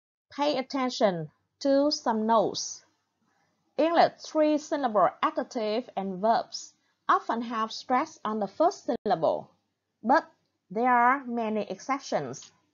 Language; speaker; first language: English; non-native, fluent; Vietnamese